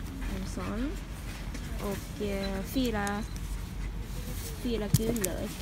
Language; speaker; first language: Swedish; non-native, learner; Thai